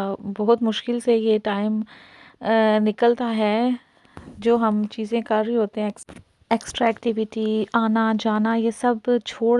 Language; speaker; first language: Hindi; native; Hindi